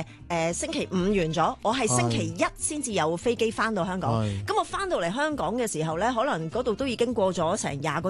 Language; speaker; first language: Cantonese; native; Cantonese